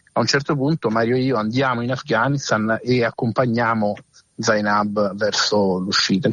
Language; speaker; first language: Italian; native; Italian